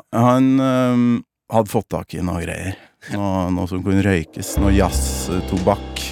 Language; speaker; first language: Norwegian; native; Norwegian